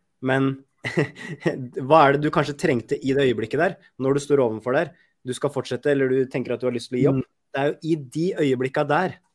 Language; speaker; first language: Norwegian; native; Norwegian